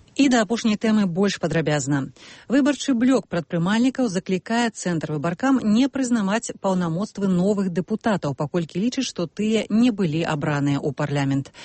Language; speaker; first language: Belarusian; native; Belarusian